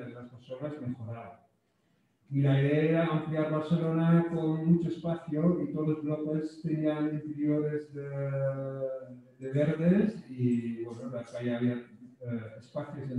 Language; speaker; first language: Spanish; non-native, fluent; Dutch